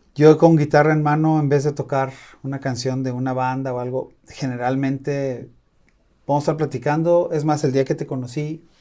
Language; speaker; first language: Spanish; native; Spanish